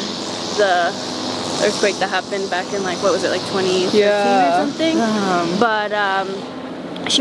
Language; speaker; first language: English; early bilingual, other home language; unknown